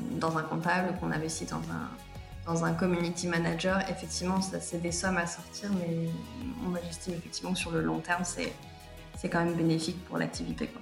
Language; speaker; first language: French; native; French